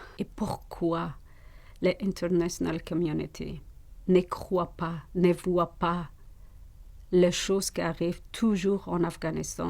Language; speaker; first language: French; non-native, learner; Persian